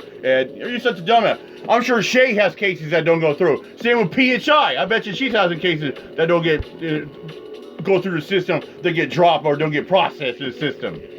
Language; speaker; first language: English; native; English